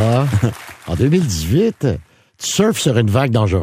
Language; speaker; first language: French; native; French